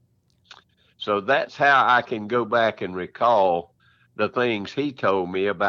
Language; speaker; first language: English; native; English